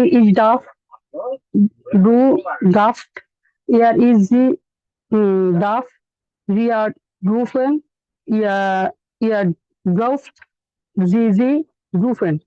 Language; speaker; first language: German; non-native, learner; Bangla